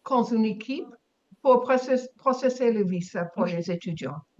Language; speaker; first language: French; non-native, learner; English